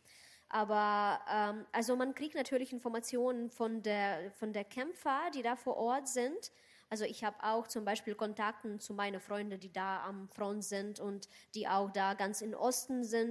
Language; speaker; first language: German; non-native, fluent; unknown